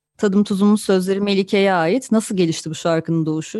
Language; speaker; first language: Turkish; native; Turkish